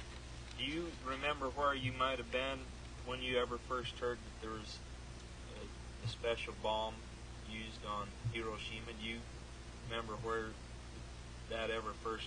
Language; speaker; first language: English; native; English